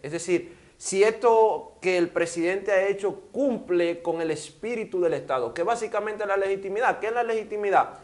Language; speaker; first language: Spanish; native; Spanish